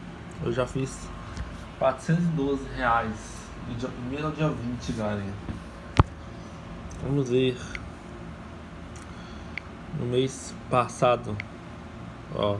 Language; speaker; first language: Portuguese; native; Portuguese